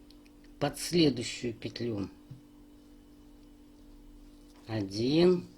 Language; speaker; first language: Russian; native; Russian